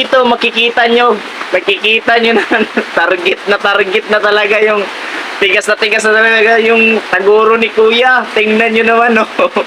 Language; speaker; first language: Filipino; non-native, local second language; Surigaonon